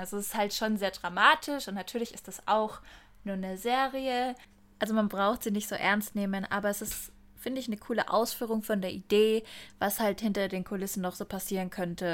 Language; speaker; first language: German; native; German